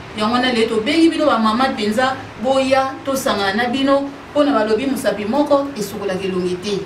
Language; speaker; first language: Lingala; non-native, local second language; Kongo